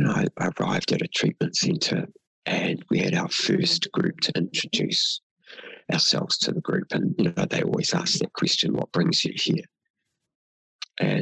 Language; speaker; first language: English; non-native, local second language; Māori